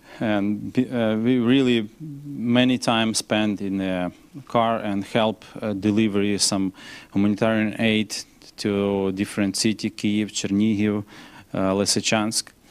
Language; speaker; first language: English; non-native, learner; Ukrainian